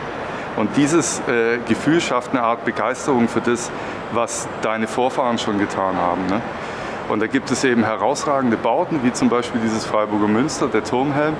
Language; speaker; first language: German; native; German